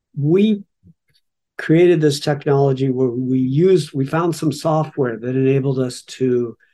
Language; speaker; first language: English; native; English